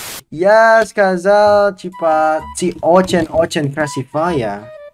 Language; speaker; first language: Russian; non-native, learner; Indonesian